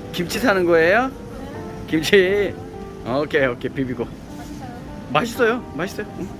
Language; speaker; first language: Korean; native; Korean